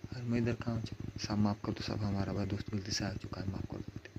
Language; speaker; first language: Hindi; non-native, local second language; Marathi